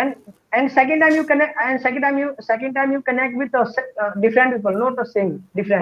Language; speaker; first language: English; non-native, learner; Hindi